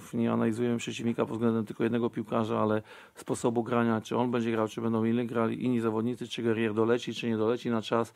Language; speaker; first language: Polish; native; Polish